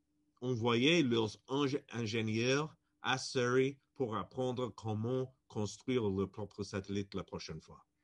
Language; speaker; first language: French; non-native, fluent; English